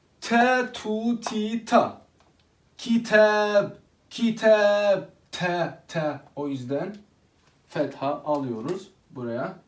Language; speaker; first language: Turkish; non-native, fluent; Arabic